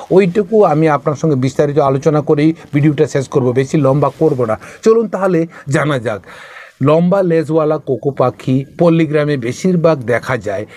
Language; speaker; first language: Bangla; non-native, local second language; Kok Borok